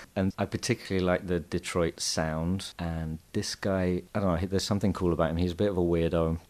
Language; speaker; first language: English; native; English